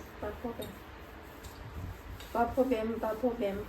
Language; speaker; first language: French; non-native, learner; Thai